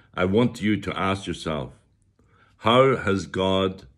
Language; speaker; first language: English; native; English